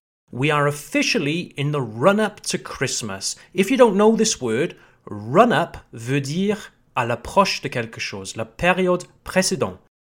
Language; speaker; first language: English; native; English